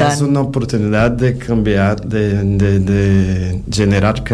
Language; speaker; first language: Catalan; non-native, fluent; Portuguese